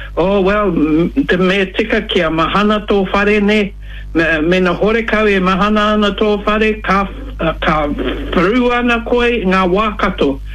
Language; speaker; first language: Māori; native; Māori